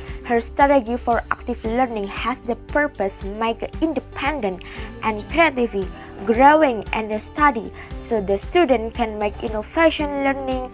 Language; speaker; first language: English; non-native, learner; Indonesian